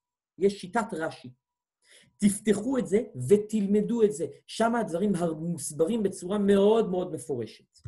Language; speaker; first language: Hebrew; native; Hebrew